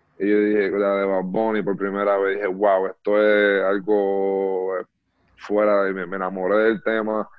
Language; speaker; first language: Spanish; early bilingual, heritage; Spanish